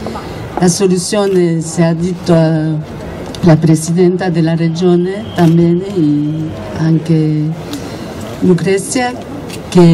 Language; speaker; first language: Italian; non-native, learner; Spanish